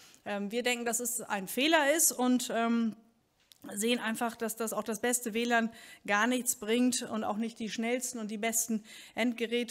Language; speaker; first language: German; native; German